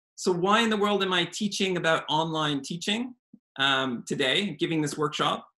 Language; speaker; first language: English; native; English